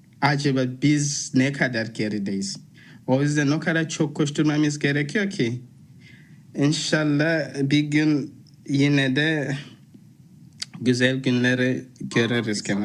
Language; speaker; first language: Turkish; non-native, fluent; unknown